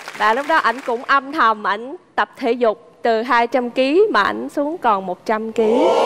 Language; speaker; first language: Vietnamese; native; Vietnamese